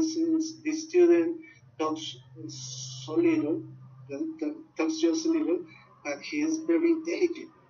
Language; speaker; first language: English; non-native, learner; Spanish